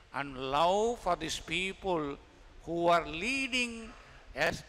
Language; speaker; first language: English; non-native, local second language; Tamil